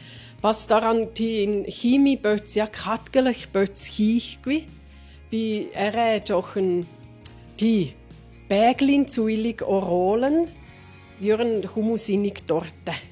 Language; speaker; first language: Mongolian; non-native, learner; German